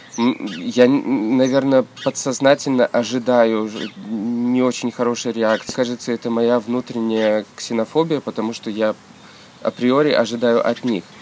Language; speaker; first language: Russian; native; Russian